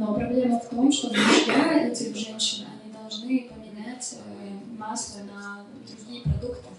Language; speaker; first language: Russian; native; Russian